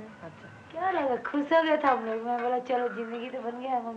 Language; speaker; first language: Hindi; non-native, local second language; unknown